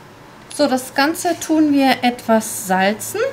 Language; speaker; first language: German; native; German